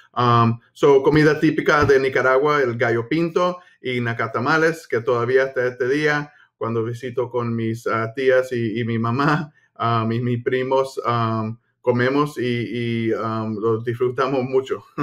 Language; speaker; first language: Spanish; early bilingual, heritage; Spanish